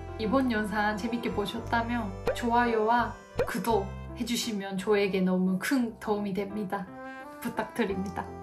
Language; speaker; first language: Korean; non-native, fluent; Japanese